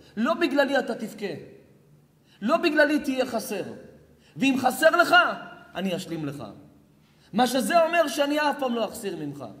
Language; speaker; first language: Hebrew; native; Hebrew